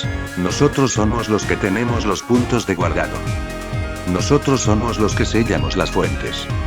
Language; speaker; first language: Spanish; native; Spanish